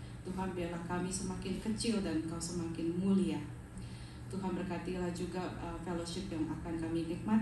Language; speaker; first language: Indonesian; native; Indonesian